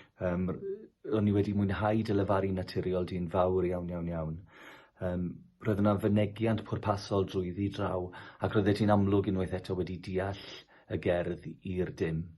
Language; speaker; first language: Welsh; native; Welsh